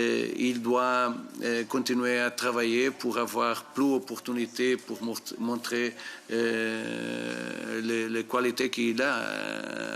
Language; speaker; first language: French; non-native, fluent; Portuguese